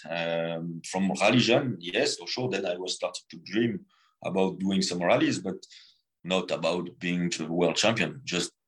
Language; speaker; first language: English; non-native, fluent; French